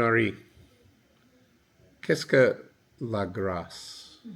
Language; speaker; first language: French; non-native, learner; English